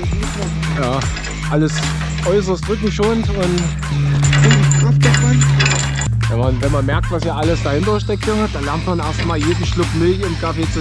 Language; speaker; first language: German; native; German